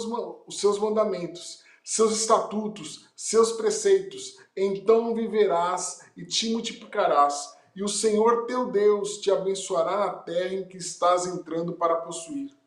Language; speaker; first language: Portuguese; native; Portuguese